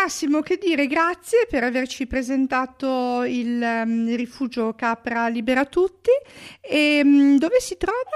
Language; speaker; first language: Italian; native; Italian